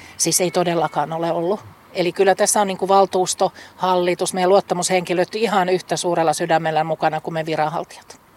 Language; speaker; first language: Finnish; native; Finnish